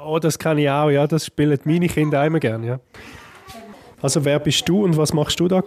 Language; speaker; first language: German; native; German